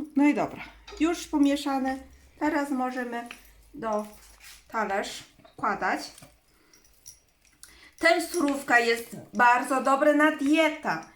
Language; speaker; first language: Polish; non-native, learner; Chinese